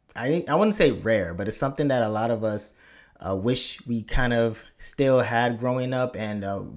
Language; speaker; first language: English; early bilingual, other home language; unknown